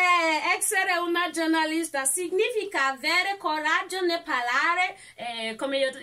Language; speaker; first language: Italian; non-native, learner; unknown